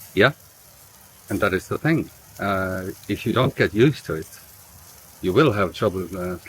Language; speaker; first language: English; non-native, fluent; Norwegian